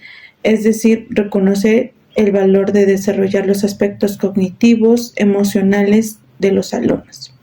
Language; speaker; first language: Spanish; native; Spanish